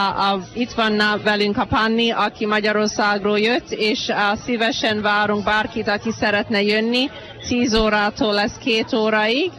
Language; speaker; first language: Hungarian; early bilingual, heritage; Hungarian